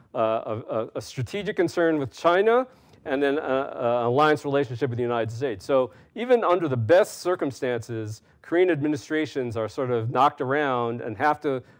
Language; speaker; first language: English; native; English